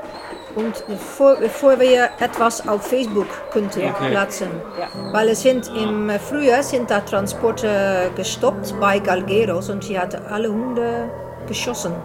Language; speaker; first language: German; non-native, learner; Dutch